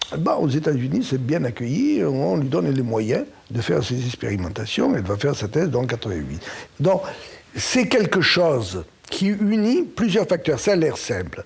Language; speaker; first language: French; native; French